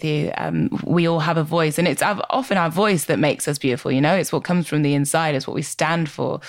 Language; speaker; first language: English; native; English